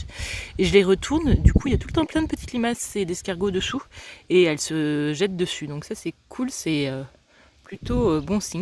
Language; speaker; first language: French; native; French